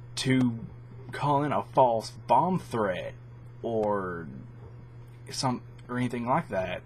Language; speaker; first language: English; native; English